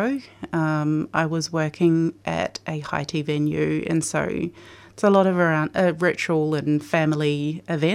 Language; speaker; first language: English; native; English